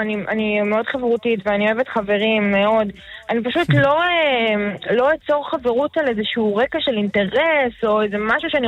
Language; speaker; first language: Hebrew; native; Hebrew